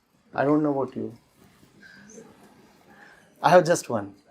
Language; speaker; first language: English; non-native, local second language; Hindi